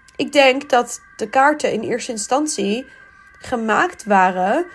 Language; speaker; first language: Dutch; native; Dutch